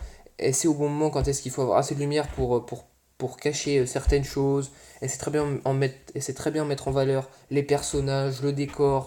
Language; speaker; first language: French; native; French